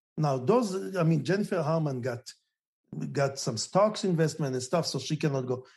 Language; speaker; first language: English; non-native, fluent; Hebrew